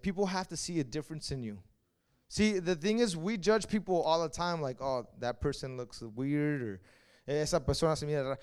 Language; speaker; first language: English; early bilingual, other home language; Spanish